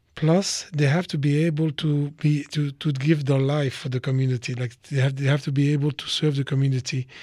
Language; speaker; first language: English; non-native, fluent; French